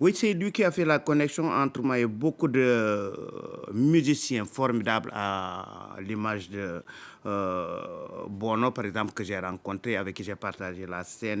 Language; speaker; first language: French; non-native, local second language; Fula